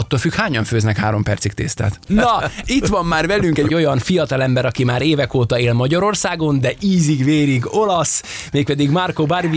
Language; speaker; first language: Hungarian; native; Hungarian